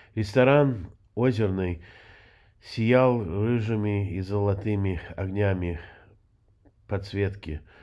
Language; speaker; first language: Russian; early bilingual, heritage; Russian